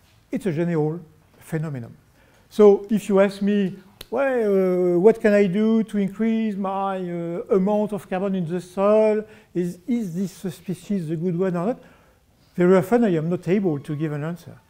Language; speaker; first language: English; non-native, fluent; French